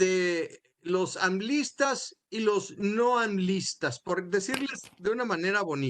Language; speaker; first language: Spanish; native; Spanish